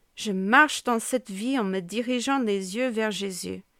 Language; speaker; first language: French; non-native, fluent; English